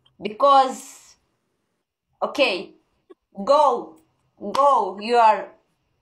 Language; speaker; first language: English; non-native, learner; Croatian